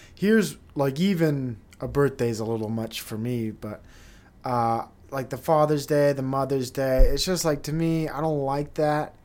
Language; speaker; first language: English; native; English